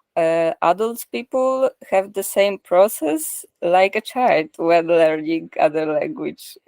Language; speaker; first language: English; non-native, learner; Polish